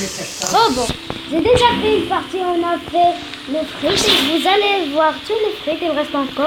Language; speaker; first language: French; non-native, learner; Arabic